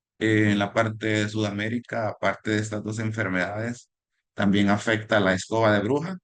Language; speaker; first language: Spanish; native; Spanish